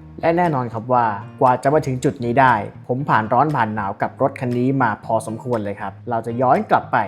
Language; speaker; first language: Thai; native; Thai